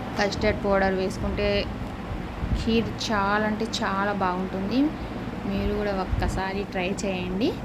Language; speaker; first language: Telugu; non-native, local second language; Urdu